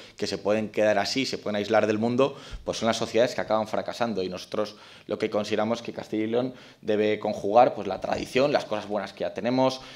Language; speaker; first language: Spanish; native; Spanish